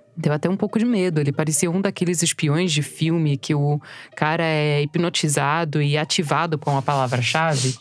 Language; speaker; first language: Portuguese; non-native, fluent; English